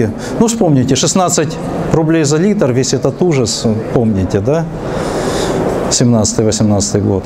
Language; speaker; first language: Russian; native; Russian